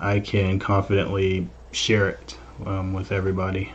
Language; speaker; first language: English; native; English